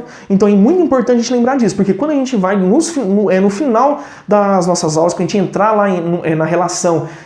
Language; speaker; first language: Portuguese; native; Portuguese